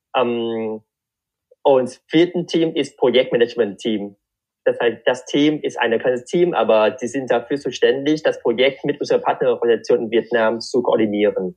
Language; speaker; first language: German; non-native, fluent; Vietnamese